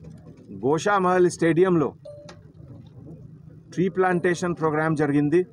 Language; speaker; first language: Telugu; non-native, fluent; Hindi